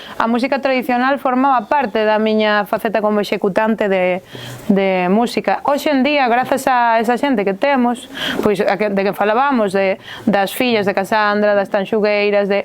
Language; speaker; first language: Galician; non-native, local second language; Spanish